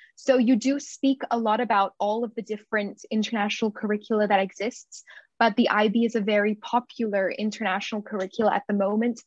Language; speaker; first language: English; non-native, fluent; Spanish